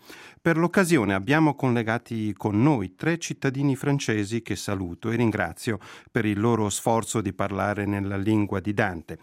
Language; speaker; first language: Italian; native; Italian